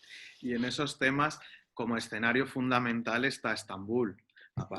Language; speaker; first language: Spanish; native; Spanish